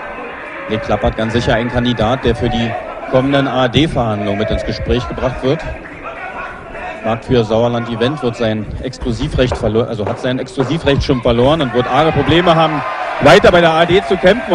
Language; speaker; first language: German; native; German